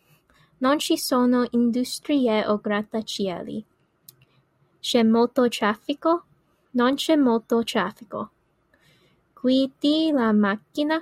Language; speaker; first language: Italian; non-native, learner; English